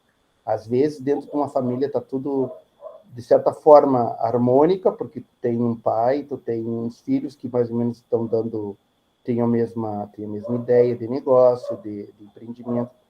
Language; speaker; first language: Portuguese; native; Portuguese